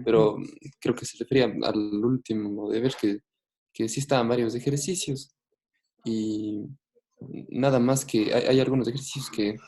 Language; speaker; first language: Spanish; native; Spanish